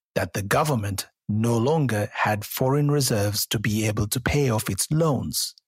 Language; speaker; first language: English; non-native, local second language; Sinhala